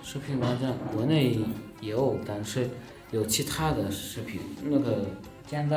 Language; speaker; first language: Chinese; non-native, learner; Turkmen